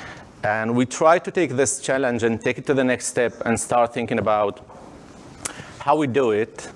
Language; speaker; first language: English; non-native, fluent; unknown